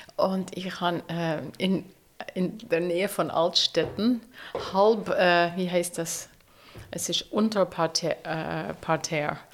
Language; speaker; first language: German; non-native, fluent; English